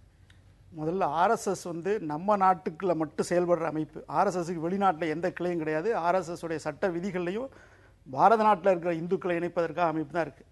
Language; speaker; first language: Tamil; native; Tamil